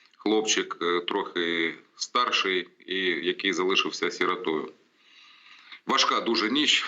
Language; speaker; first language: Ukrainian; non-native, local second language; Russian